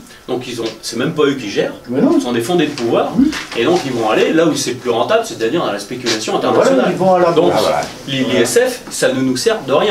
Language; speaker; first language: French; native; French